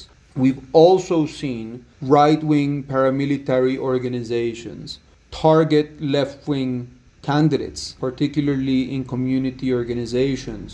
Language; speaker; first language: English; non-native, fluent; Spanish